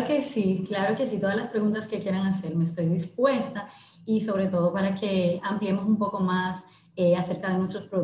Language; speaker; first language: Spanish; native; Spanish